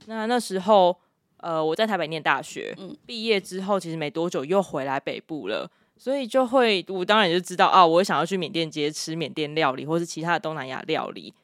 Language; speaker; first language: Chinese; native; Chinese